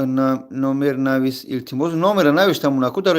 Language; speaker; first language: Russian; non-native, learner; Tajik